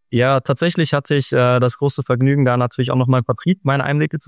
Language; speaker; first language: German; native; German